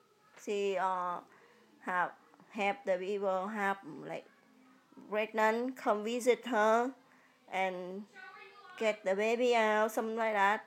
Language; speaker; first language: English; early bilingual, other home language; Vietnamese